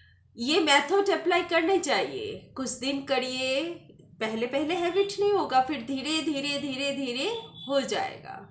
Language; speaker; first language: Hindi; non-native, local second language; Bangla